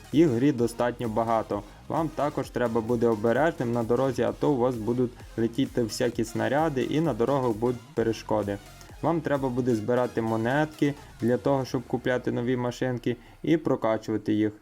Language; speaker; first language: Ukrainian; native; Ukrainian